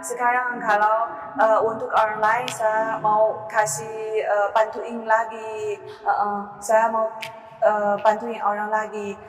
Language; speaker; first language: Indonesian; non-native, learner; Chinese